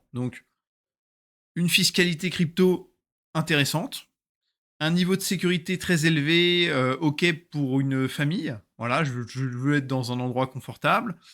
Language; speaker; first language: French; native; French